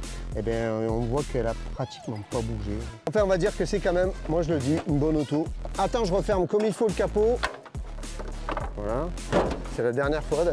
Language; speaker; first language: French; native; French